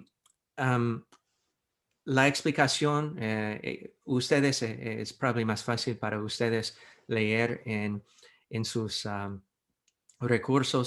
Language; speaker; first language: Spanish; non-native, fluent; English